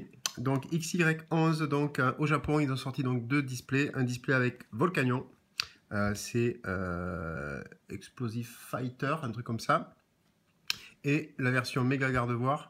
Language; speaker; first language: French; native; French